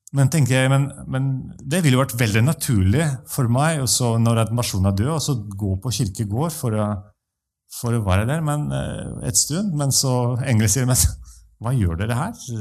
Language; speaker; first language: Norwegian; non-native, fluent; Russian